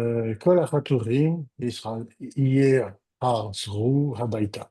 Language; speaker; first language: Hebrew; non-native, learner; French